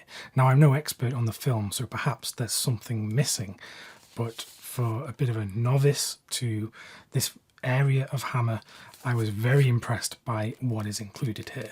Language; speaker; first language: English; native; English